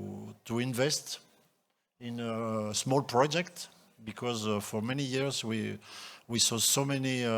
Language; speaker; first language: English; non-native, local second language; French